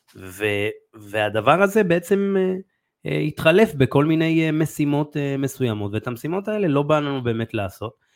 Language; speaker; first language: Hebrew; native; Hebrew